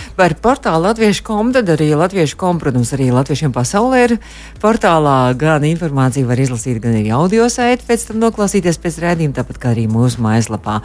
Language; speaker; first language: Latvian; native; Latvian